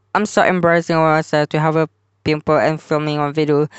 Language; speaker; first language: English; non-native, local second language; Malay